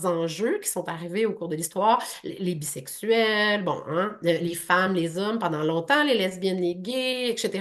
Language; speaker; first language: French; native; French